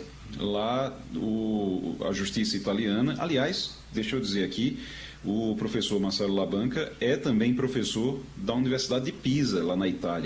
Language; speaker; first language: Portuguese; native; Portuguese